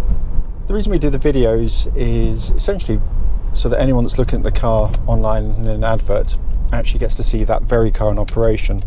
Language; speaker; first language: English; native; English